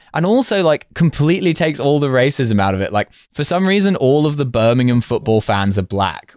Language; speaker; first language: English; native; English